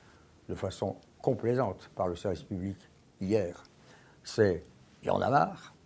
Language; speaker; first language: French; native; French